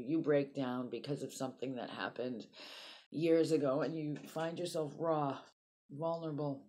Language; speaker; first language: English; native; English